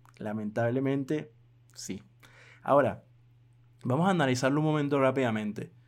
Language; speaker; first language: Spanish; native; Spanish